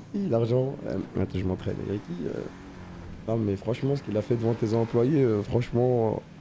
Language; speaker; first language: French; native; French